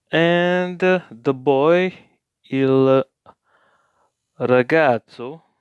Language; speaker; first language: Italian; non-native, learner; English